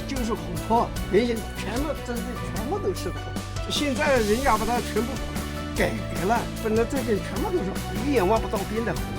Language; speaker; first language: Chinese; native; Chinese